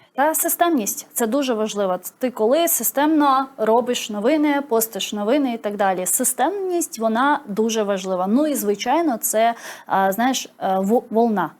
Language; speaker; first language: Ukrainian; non-native, local second language; Crimean Tatar